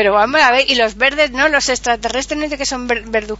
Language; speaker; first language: Spanish; native; Spanish